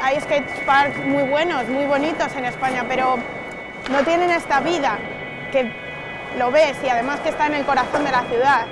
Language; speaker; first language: Spanish; native; Spanish